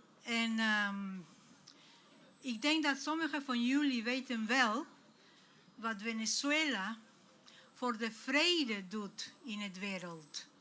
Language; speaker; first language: Dutch; non-native, fluent; Spanish